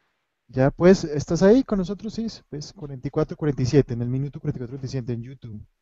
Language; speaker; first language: Spanish; native; Spanish